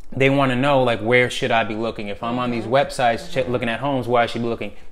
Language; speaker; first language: English; native; English